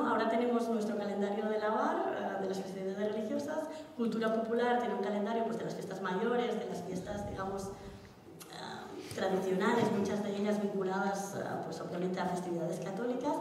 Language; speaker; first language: Spanish; native; Spanish